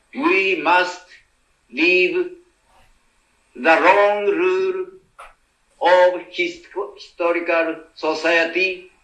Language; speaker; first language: English; non-native, learner; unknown